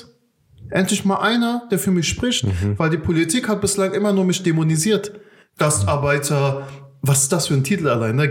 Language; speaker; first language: German; native; German